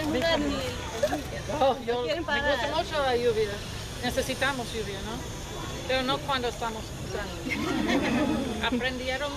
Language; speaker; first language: Spanish; non-native, learner; English